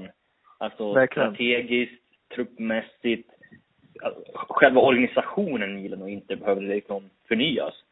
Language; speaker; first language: Swedish; native; Swedish